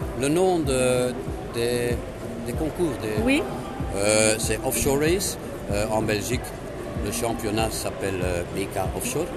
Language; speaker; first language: French; non-native, local second language; Dutch